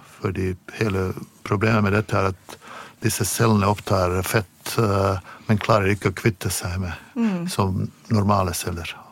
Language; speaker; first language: Norwegian; non-native, fluent; Bosnian